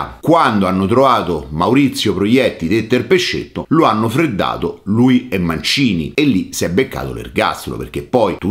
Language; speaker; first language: Italian; native; Italian